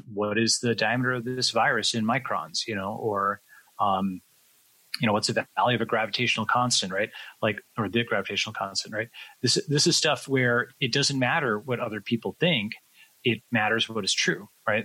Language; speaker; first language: English; native; English